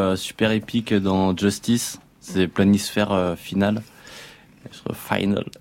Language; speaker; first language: French; native; French